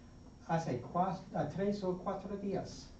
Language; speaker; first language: Spanish; non-native, fluent; English